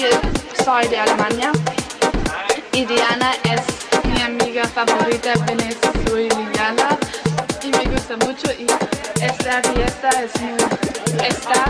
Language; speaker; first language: Spanish; non-native, learner; German